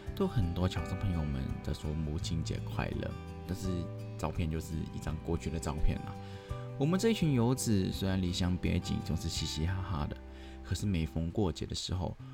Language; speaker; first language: Chinese; non-native, local second language; Cantonese